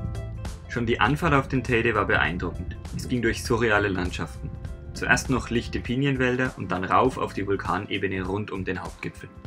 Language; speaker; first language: German; native; German